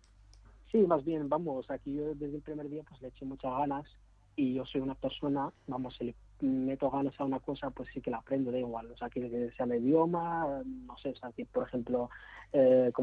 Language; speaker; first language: Spanish; non-native, fluent; Arabic